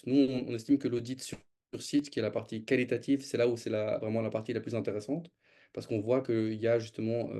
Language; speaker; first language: French; native; French